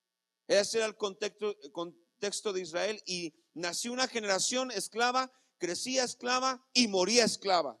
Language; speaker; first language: Spanish; native; Spanish